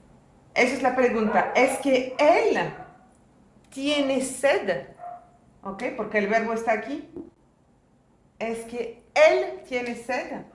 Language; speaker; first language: Spanish; non-native, fluent; French